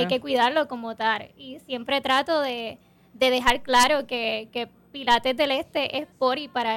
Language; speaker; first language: Spanish; native; Spanish